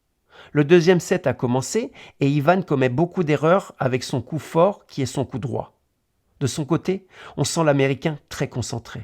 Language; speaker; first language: French; native; French